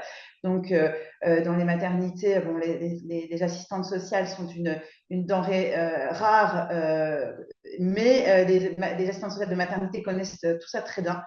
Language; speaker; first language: French; native; French